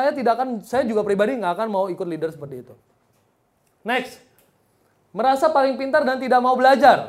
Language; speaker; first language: Indonesian; native; Indonesian